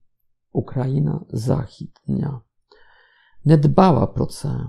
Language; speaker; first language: Ukrainian; non-native, fluent; Polish